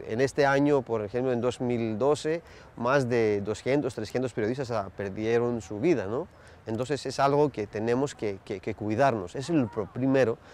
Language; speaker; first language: Spanish; non-native, fluent; Greek